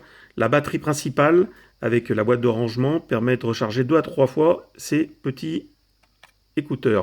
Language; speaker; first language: French; native; French